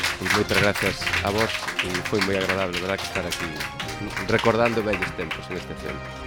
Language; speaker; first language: Galician; native; Galician